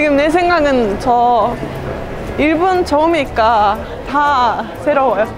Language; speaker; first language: Korean; non-native, fluent; Estonian